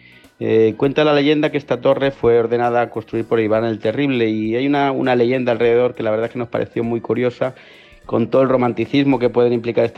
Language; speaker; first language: Spanish; native; Spanish